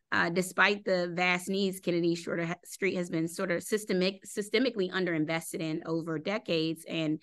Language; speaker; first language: English; native; English